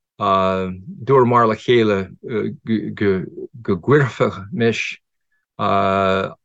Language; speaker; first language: Irish; non-native, fluent; English